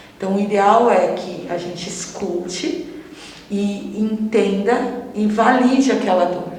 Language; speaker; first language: Portuguese; native; Portuguese